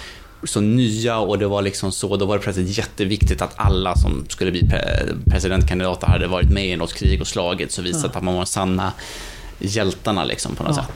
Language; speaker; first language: Swedish; native; Swedish